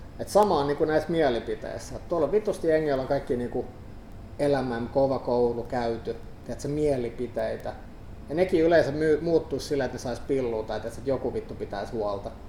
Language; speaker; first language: Finnish; native; Finnish